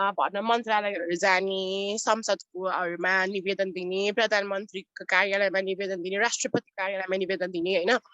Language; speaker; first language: Nepali; non-native, local second language; Newari